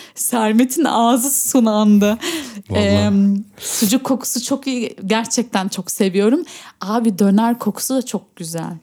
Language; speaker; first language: Turkish; early bilingual, heritage; Turkish